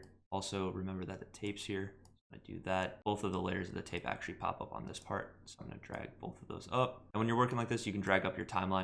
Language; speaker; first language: English; native; English